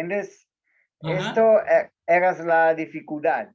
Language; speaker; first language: Spanish; non-native, learner; Portuguese